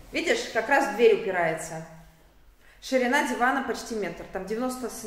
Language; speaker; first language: Russian; native; Russian